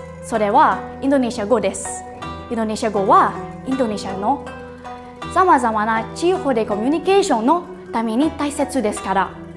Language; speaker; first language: Japanese; non-native, learner; Indonesian